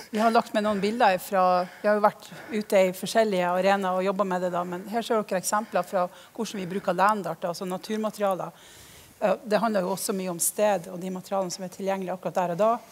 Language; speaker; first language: Norwegian; native; Norwegian